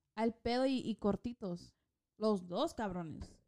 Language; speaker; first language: Spanish; early bilingual, heritage; Spanish